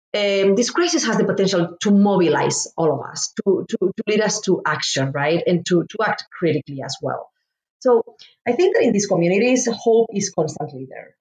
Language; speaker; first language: English; non-native, fluent; Spanish